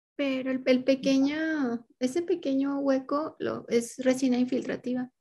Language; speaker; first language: Spanish; native; Spanish